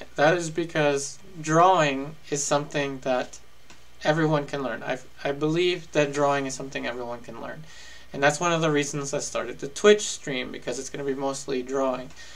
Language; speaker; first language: English; early bilingual, other home language; Spanish